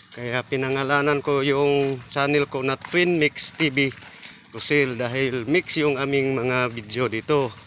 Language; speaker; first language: Filipino; non-native, local second language; Cebuano